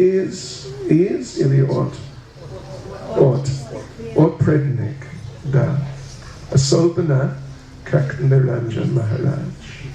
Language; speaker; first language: Russian; non-native, learner; English